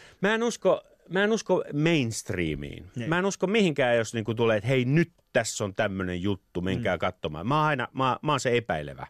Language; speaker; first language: Finnish; native; Finnish